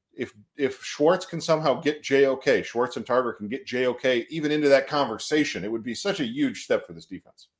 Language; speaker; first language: English; native; English